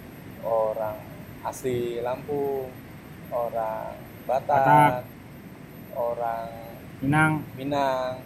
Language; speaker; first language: Indonesian; non-native, fluent; German